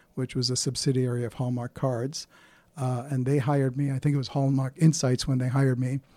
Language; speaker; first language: English; early bilingual, other home language; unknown